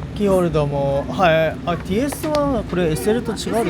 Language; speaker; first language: Japanese; non-native, fluent; Korean